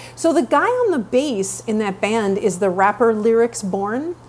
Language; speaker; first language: English; native; English